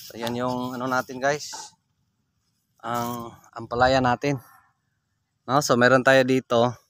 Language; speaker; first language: Filipino; non-native, local second language; Cebuano